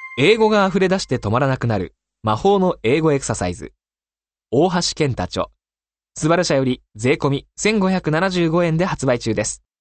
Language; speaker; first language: Japanese; native; Japanese